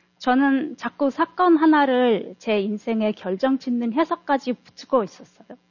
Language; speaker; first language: Korean; non-native, fluent; Turkmen